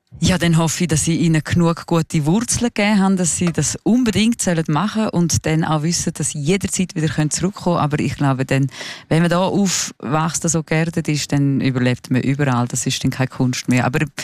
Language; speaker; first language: German; non-native, local second language; Romansh